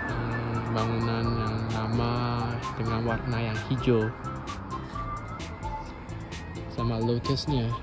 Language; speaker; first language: Indonesian; non-native, fluent; Chinese